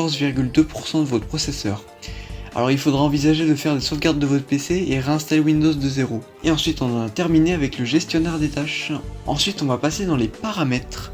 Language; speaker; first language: French; native; French